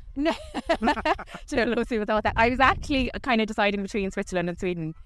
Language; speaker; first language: English; native; English